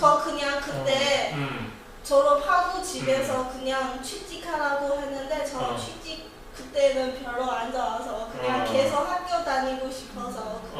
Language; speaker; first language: Korean; non-native, learner; Chinese